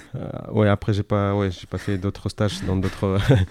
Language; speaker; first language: French; non-native, fluent; Kyrgyz